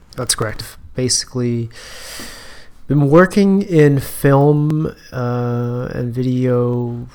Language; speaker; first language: English; native; English